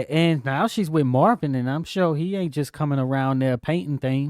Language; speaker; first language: English; native; English